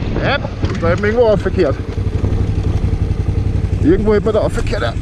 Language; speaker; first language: German; native; German